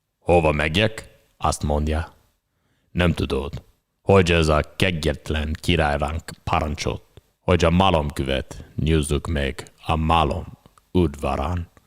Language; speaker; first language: Hungarian; non-native, learner; English